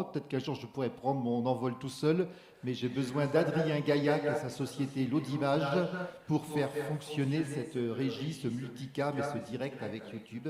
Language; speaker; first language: French; native; French